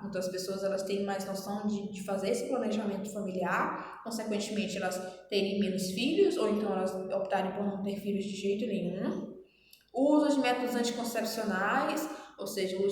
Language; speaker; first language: Portuguese; native; Portuguese